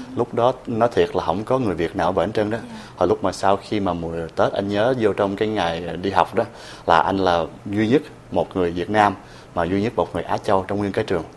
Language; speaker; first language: Vietnamese; early bilingual, heritage; Vietnamese